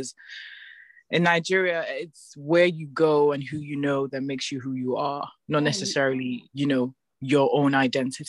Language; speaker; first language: English; non-native, local second language; Yoruba